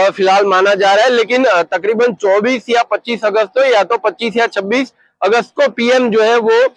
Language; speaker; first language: Hindi; non-native, local second language; Gujarati